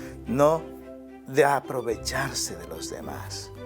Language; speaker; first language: Spanish; native; Spanish